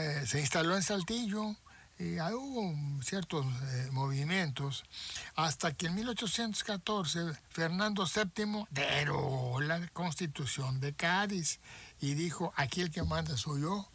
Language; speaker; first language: Spanish; native; Spanish